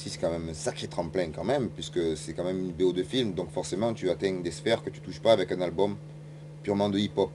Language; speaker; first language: French; native; French